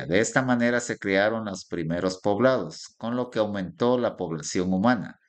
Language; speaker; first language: Spanish; native; Spanish